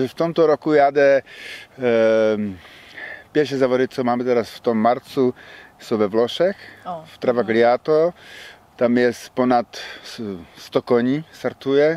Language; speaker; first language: Polish; non-native, learner; Czech